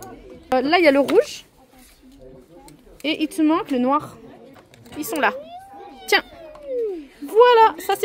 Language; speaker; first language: French; native; French